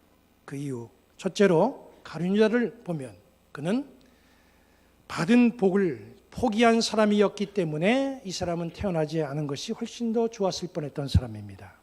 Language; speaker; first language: Korean; native; Korean